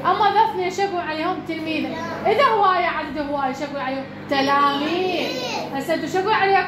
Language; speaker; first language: Arabic; native; Arabic